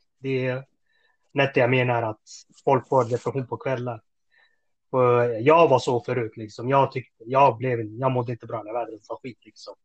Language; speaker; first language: Swedish; early bilingual, other home language; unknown